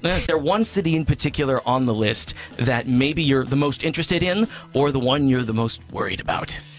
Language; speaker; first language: English; native; English